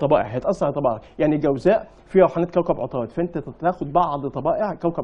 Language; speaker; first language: Arabic; native; Arabic